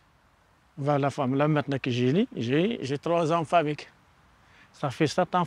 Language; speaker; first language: French; non-native, learner; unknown